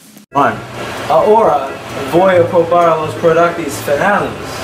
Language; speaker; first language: Spanish; non-native, learner; English